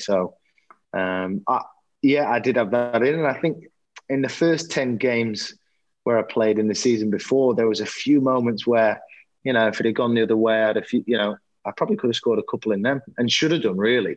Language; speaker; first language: English; native; English